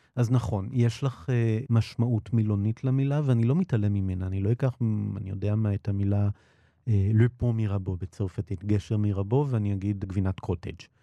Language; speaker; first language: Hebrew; native; Hebrew